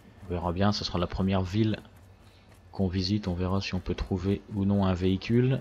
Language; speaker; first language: French; native; French